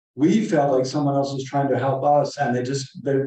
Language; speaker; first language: English; native; English